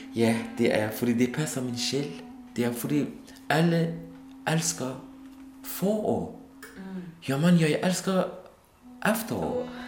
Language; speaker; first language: Danish; non-native, fluent; Kurdish